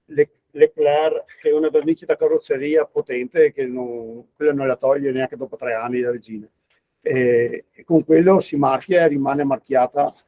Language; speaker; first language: Italian; native; Italian